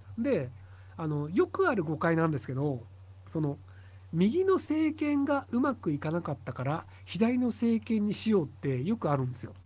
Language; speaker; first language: Japanese; native; Japanese